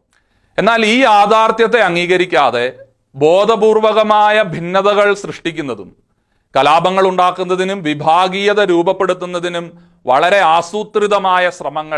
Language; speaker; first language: Malayalam; native; Malayalam